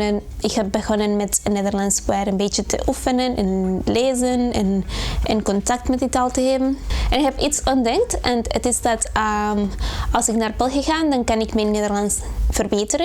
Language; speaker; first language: Dutch; non-native, learner; Spanish